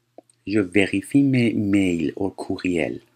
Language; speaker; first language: French; non-native, fluent; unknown